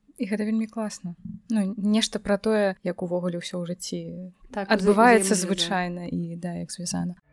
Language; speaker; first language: Belarusian; non-native, local second language; Russian